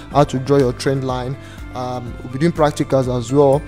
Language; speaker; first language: English; non-native, local second language; Yoruba